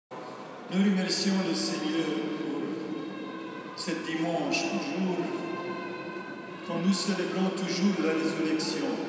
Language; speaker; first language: French; non-native, fluent; English